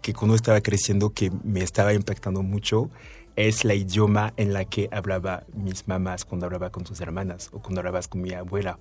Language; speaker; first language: Spanish; non-native, fluent; French